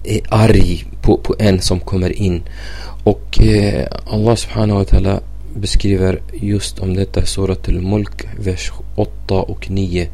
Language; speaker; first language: Swedish; non-native, fluent; Arabic